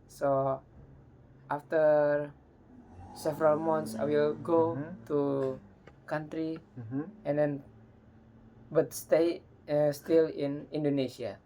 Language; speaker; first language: English; non-native, learner; Indonesian